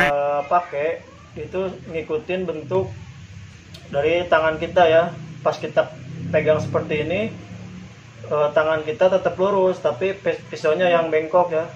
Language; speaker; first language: Indonesian; native; Indonesian